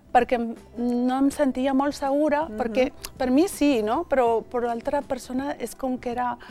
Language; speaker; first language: Catalan; early bilingual, other home language; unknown